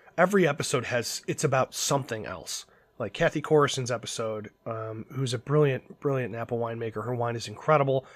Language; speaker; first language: English; native; English